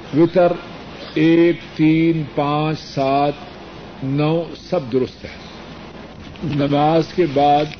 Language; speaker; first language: Urdu; non-native, local second language; Punjabi